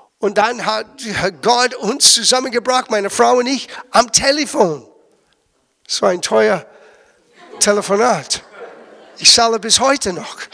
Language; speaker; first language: German; non-native, fluent; English